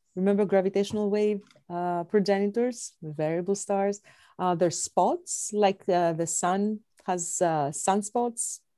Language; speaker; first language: English; non-native, fluent; Greek